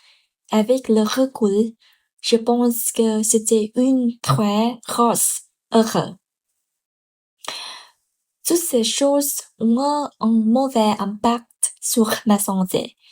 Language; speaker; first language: French; non-native, learner; Vietnamese